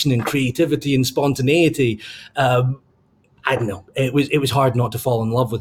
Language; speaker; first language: English; native; English